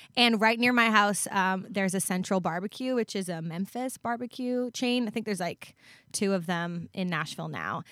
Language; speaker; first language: English; native; English